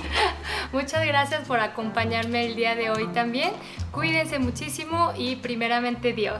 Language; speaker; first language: Spanish; non-native, fluent; Korean